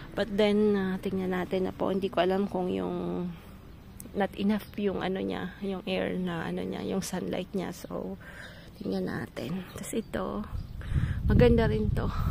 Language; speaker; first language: Filipino; native; Filipino